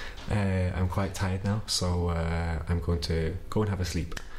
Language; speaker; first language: English; native; English